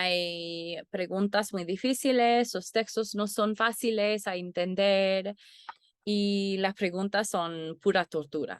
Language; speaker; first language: Spanish; non-native, fluent; English